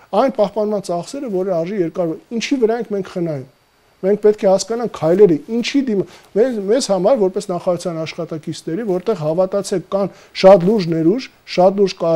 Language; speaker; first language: Armenian; native; Armenian